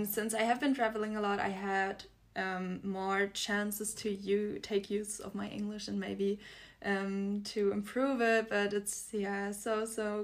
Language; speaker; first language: English; non-native, fluent; German